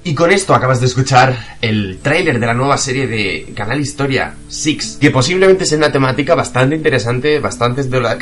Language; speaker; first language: Spanish; native; Spanish